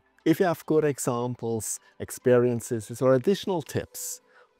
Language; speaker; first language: English; non-native, fluent; German